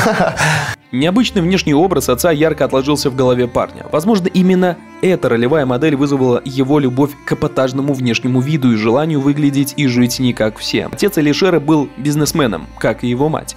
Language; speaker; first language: Russian; native; Russian